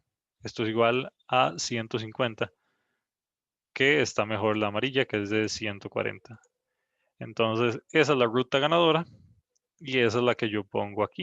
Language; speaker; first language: Spanish; native; Spanish